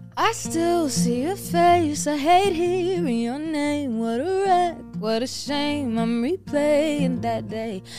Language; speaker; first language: English; native; English